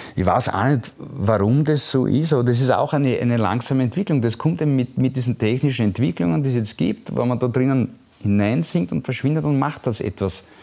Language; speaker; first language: German; native; German